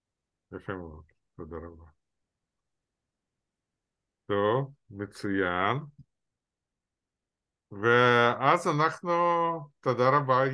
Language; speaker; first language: Hebrew; non-native, fluent; Russian